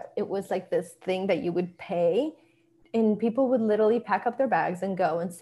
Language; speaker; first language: English; early bilingual, other home language; Spanish